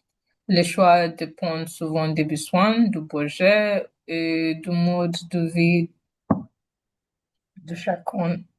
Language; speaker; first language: French; non-native, learner; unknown